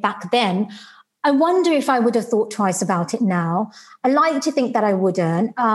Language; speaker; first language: English; non-native, local second language; Sylheti